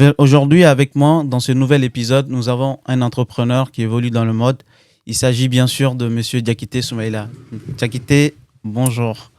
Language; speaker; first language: French; non-native, local second language; Bambara